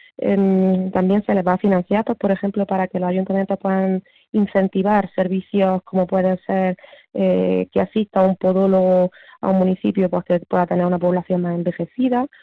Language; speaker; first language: Spanish; native; Spanish